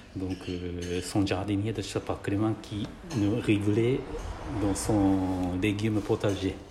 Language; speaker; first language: French; non-native, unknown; Japanese